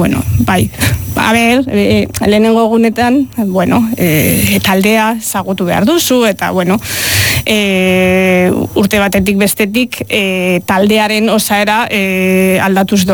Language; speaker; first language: Basque; non-native, local second language; Spanish